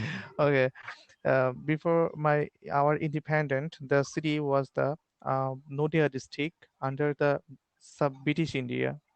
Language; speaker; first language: English; non-native, learner; Bangla